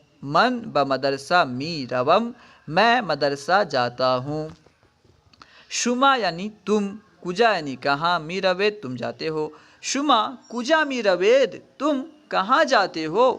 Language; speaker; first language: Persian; non-native, fluent; Urdu